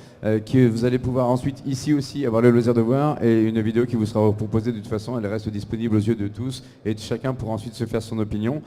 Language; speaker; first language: French; native; French